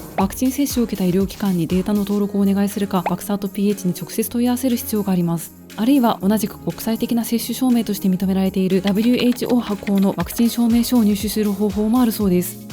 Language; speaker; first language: Japanese; native; Japanese